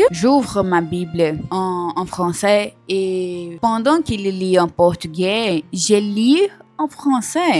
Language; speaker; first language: French; non-native, learner; Portuguese